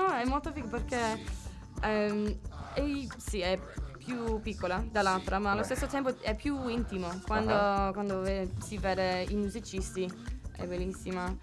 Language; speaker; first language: Italian; non-native, learner; English